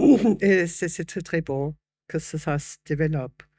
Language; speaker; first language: French; non-native, fluent; German